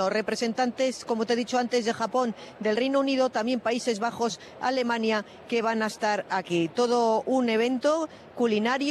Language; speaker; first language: Spanish; native; Spanish